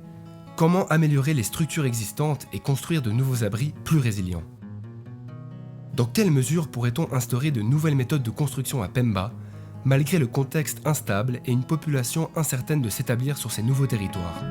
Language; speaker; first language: French; native; French